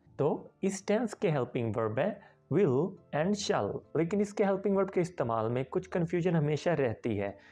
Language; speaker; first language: Urdu; native; Urdu